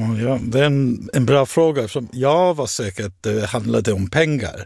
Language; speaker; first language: Swedish; non-native, fluent; Hebrew